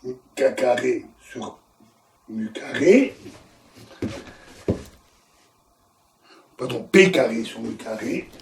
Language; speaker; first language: French; native; French